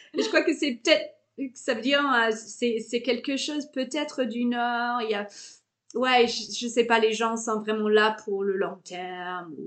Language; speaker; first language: French; non-native, fluent; English